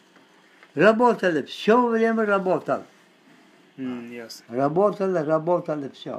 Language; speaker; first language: Russian; non-native, local second language; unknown